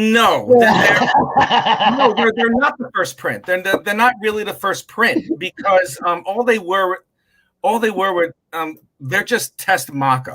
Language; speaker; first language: English; native; English